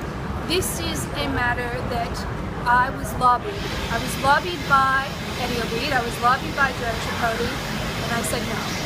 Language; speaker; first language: English; native; English